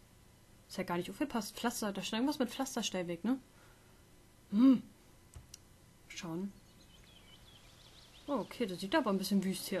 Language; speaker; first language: German; native; German